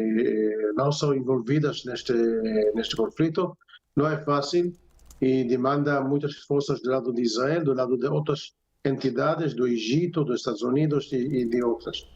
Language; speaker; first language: Portuguese; non-native, fluent; Hebrew